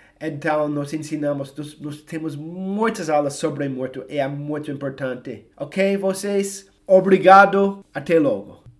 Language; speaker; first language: Portuguese; non-native, fluent; English